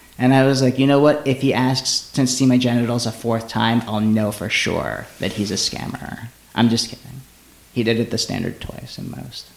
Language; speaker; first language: English; native; English